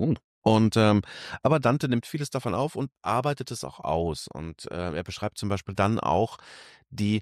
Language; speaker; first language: German; native; German